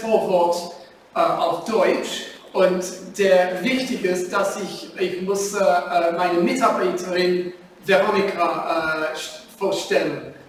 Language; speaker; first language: German; non-native, learner; English